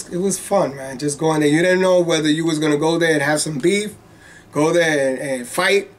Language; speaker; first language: English; native; English